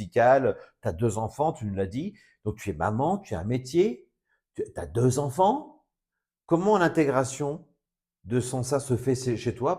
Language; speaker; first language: French; native; French